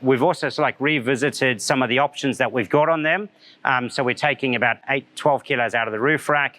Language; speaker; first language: English; native; English